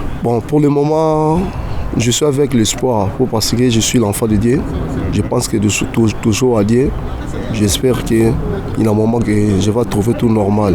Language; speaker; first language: French; non-native, learner; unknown